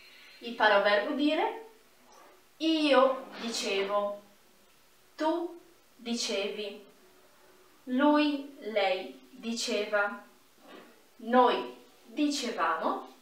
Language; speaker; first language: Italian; non-native, fluent; Portuguese